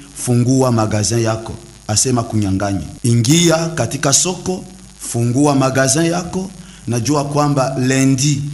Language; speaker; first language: Swahili; native; Swahili